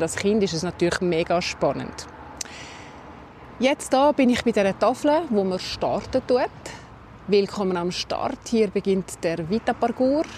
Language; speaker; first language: German; native; German